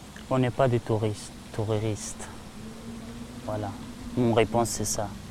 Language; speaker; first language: French; non-native, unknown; Persian